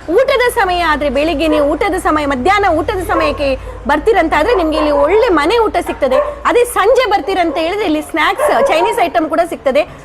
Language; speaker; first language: Kannada; non-native, local second language; Tulu